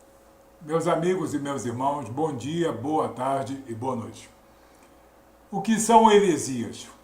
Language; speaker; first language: Portuguese; native; Portuguese